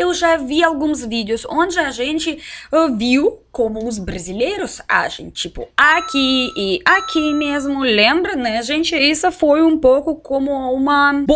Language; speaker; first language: Portuguese; non-native, learner; Russian